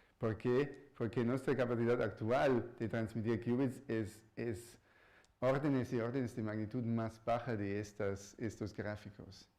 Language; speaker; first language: Spanish; non-native, fluent; German